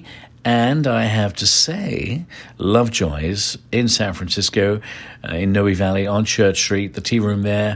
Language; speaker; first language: English; native; English